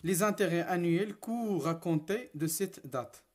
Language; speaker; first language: French; non-native, local second language; Arabic